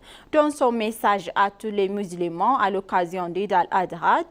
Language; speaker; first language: French; non-native, fluent; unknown